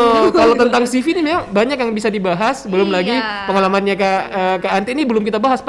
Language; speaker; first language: Indonesian; native; Indonesian